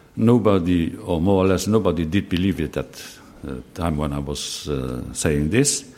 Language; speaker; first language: English; non-native, fluent; Luxembourgish